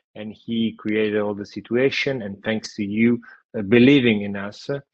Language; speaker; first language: English; non-native, fluent; Italian